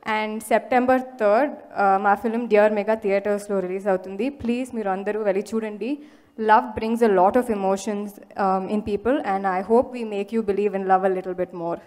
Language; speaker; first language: English; non-native, local second language; Telugu